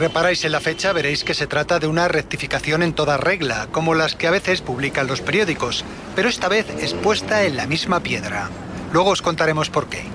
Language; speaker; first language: Spanish; native; Spanish